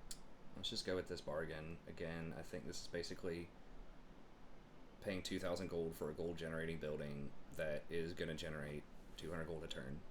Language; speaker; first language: English; native; English